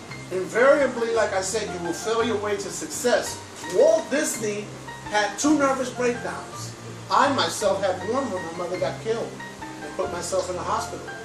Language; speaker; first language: English; early bilingual, other home language; Spanish